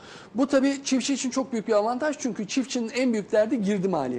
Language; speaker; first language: Turkish; native; Turkish